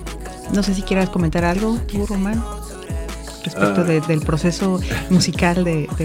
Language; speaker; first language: Spanish; native; Spanish